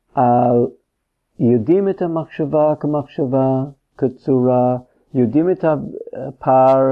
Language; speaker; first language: Hebrew; non-native, fluent; English